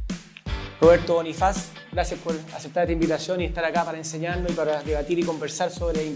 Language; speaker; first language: Spanish; native; Spanish